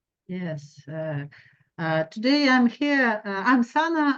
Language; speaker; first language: English; non-native, learner; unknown